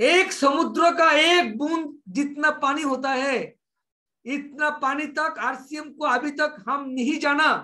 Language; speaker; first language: Hindi; non-native, local second language; Bangla